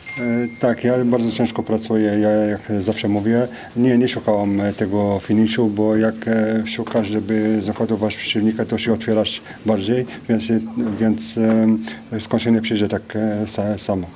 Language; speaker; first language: Polish; non-native, fluent; French